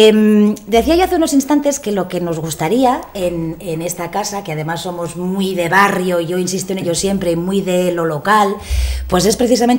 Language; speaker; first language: Spanish; native; Spanish